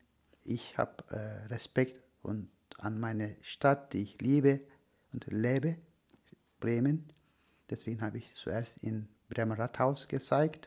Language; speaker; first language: German; non-native, learner; Turkish